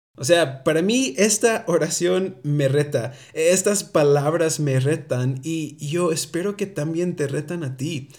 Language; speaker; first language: Spanish; early bilingual, heritage; Spanish